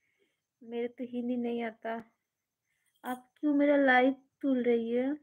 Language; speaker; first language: Hindi; non-native, learner; Bangla